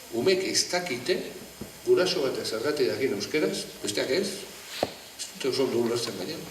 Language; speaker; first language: Basque; non-native, local second language; Spanish